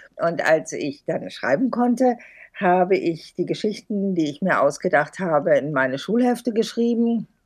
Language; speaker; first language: German; native; German